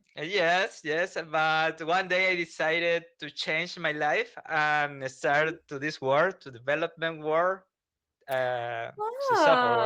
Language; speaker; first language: English; non-native, learner; Spanish